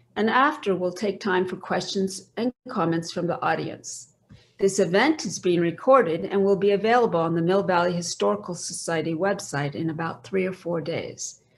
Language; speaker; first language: English; native; English